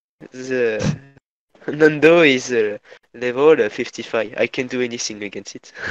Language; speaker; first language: English; non-native, learner; French